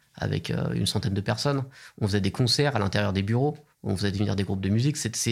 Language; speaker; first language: French; native; French